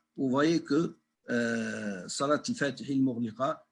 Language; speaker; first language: French; non-native, local second language; Arabic